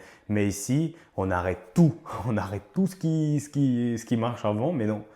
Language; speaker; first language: French; non-native, learner; Ukrainian